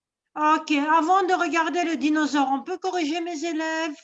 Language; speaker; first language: French; non-native, local second language; Arabic